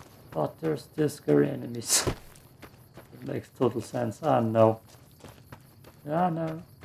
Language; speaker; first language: English; non-native, fluent; German